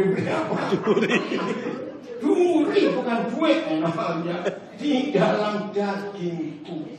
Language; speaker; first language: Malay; non-native, local second language; Javanese